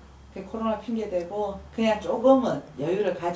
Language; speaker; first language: Korean; native; Korean